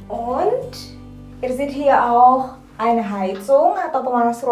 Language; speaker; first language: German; non-native, fluent; Indonesian